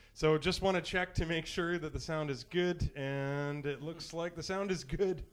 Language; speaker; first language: English; native; English